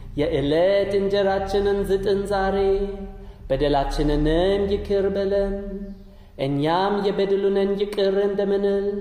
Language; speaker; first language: Amharic; non-native, learner; German